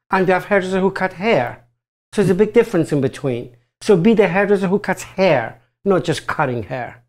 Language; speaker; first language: English; non-native, fluent; German